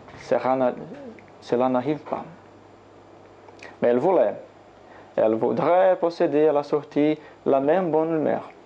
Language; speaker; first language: French; non-native, learner; Portuguese